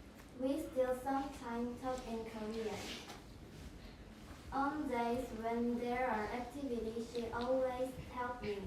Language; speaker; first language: English; non-native, learner; Korean